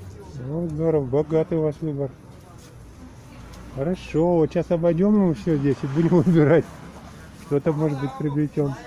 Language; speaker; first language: Russian; native; Russian